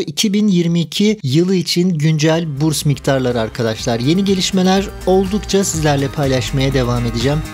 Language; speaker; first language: Turkish; native; Turkish